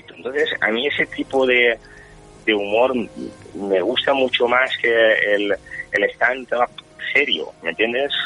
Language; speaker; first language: Spanish; non-native, local second language; Catalan